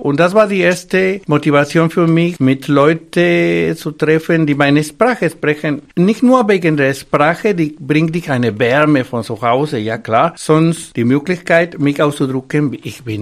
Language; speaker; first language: German; non-native, fluent; Spanish